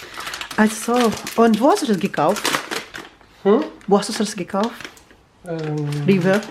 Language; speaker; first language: German; non-native, learner; Filipino